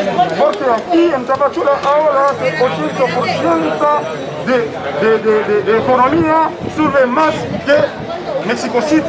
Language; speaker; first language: Spanish; non-native, learner; Haitian Creole